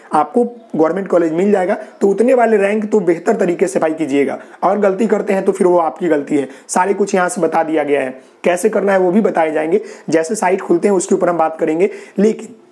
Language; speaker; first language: Hindi; native; Hindi